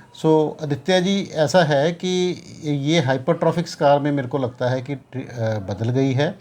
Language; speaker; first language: Hindi; non-native, local second language; Punjabi